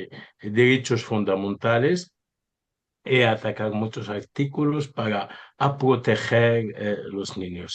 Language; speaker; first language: Spanish; non-native, learner; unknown